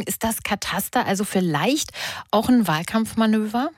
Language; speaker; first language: German; native; German